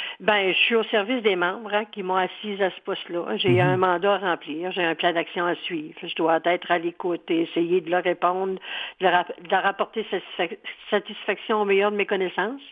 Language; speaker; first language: French; native; French